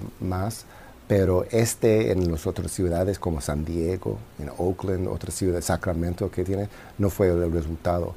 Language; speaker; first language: Spanish; non-native, fluent; English